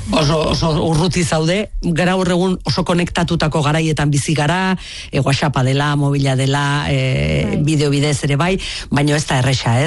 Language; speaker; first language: Basque; native; Basque